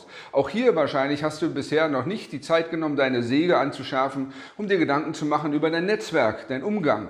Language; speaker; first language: German; native; German